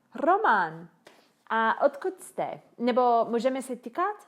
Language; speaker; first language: Czech; non-native, learner; English